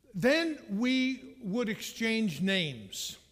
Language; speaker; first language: English; native; English